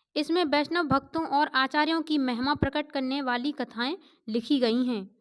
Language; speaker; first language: Hindi; native; Hindi